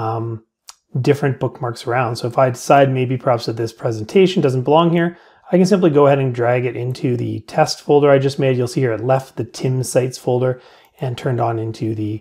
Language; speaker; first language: English; native; English